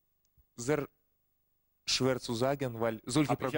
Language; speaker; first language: German; non-native, learner; Russian